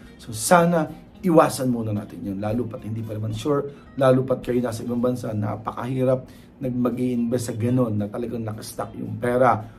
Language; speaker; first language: Filipino; native; Filipino